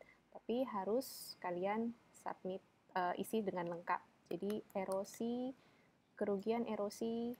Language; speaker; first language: Indonesian; native; Indonesian